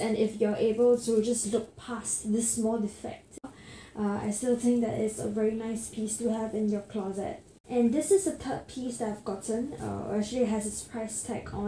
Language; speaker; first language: English; native; English